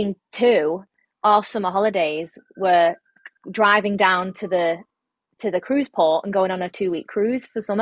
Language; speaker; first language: English; native; English